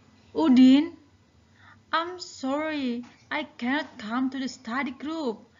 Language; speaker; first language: English; non-native, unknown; Indonesian